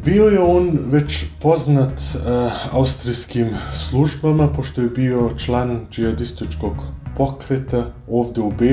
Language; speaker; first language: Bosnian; early bilingual, heritage; Bosnian